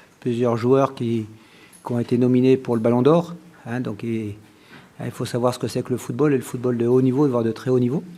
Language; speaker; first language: French; native; French